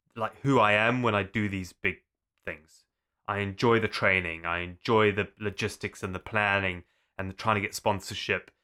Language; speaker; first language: English; native; English